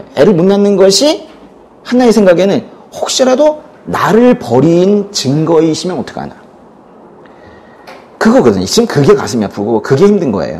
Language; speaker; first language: Korean; native; Korean